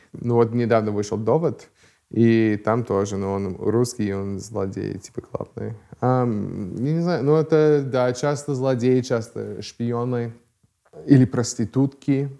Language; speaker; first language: Russian; non-native, fluent; English